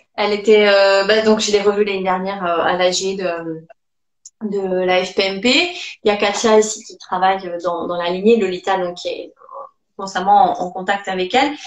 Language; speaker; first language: French; native; French